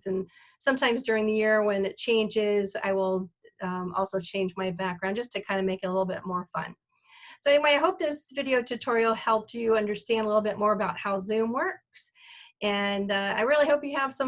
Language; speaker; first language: English; native; English